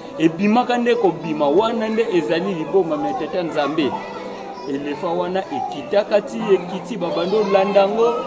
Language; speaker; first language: Lingala; non-native, local second language; Kongo